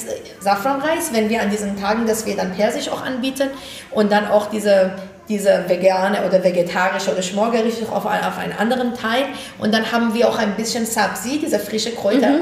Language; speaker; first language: German; non-native, fluent; Persian